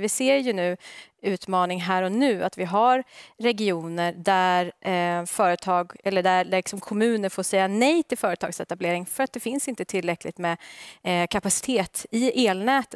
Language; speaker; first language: Swedish; native; Swedish